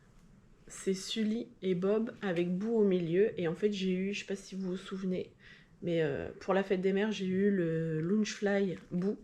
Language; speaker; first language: French; native; French